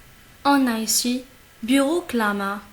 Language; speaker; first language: French; non-native, local second language; Arabic